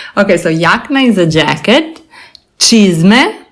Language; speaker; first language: Serbian; native; Serbian